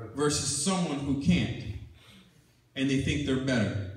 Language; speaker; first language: English; early bilingual, other home language; Spanish